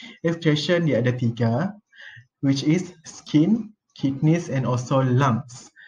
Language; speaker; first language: English; non-native, local second language; Malay